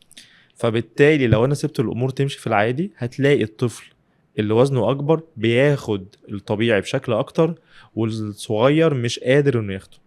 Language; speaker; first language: Arabic; native; Arabic